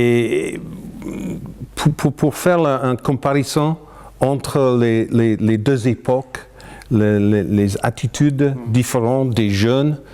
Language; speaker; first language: French; non-native, fluent; English